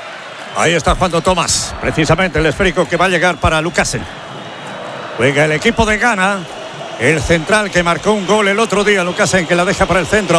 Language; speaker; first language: Spanish; native; Spanish